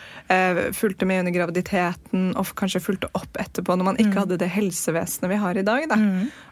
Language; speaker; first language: Norwegian; native; Norwegian